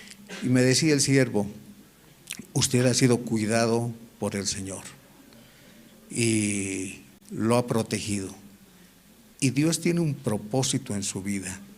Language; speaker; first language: Spanish; native; Spanish